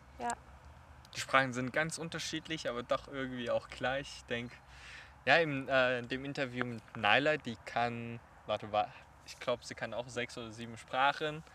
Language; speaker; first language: German; non-native, fluent; Chinese